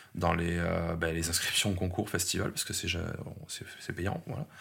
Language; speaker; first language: French; native; French